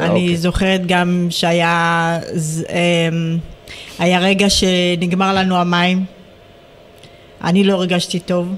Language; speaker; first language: Hebrew; early bilingual, other home language; Amharic